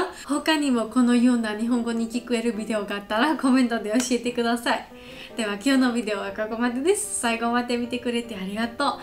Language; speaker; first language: Japanese; non-native, learner; Georgian